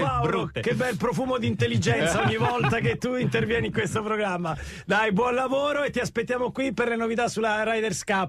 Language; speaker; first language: Italian; native; Italian